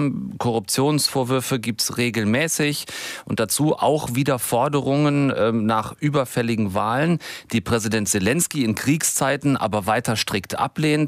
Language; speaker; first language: German; native; German